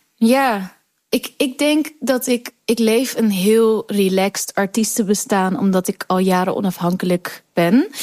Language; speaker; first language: Dutch; early bilingual, other home language; Kurdish